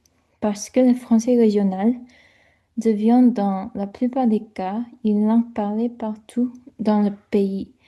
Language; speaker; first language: French; non-native, fluent; English